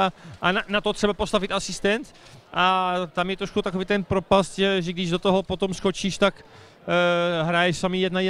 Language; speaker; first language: Czech; early bilingual, heritage; Czech